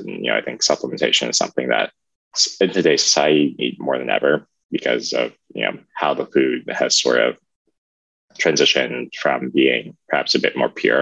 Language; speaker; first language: English; native; English